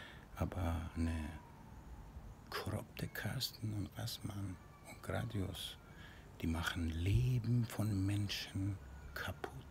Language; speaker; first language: German; non-native, fluent; Persian